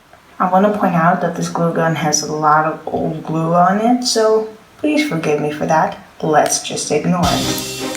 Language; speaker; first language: English; non-native, fluent; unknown